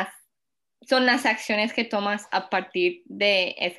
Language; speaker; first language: Spanish; early bilingual, heritage; Spanish